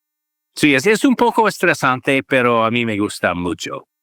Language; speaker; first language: Spanish; non-native, learner; English